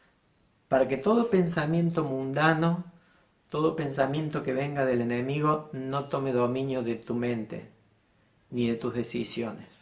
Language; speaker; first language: Spanish; native; Spanish